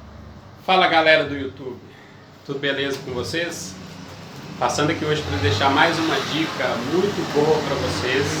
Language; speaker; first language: Portuguese; native; Portuguese